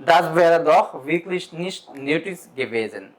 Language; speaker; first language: German; non-native, fluent; Bangla